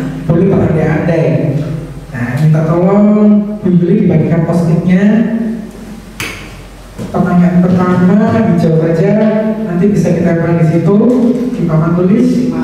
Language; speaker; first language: Indonesian; native; Indonesian